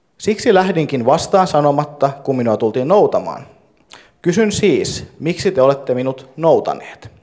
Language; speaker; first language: Finnish; native; Finnish